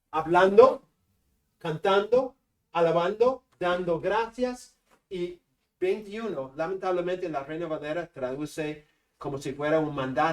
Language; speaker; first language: Spanish; non-native, fluent; English